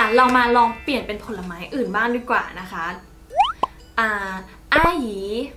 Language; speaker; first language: Thai; native; Thai